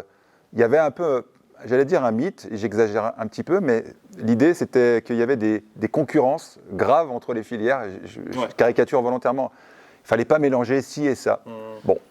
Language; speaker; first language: French; native; French